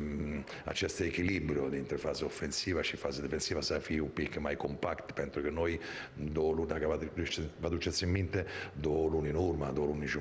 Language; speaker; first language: Romanian; non-native, fluent; Italian